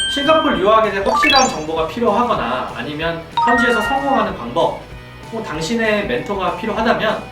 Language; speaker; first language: Korean; native; Korean